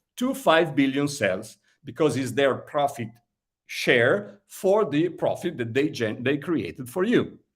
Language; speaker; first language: English; non-native, fluent; Italian